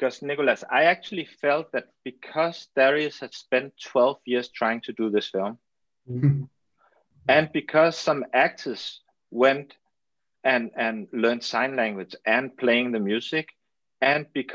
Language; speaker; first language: English; non-native, fluent; Danish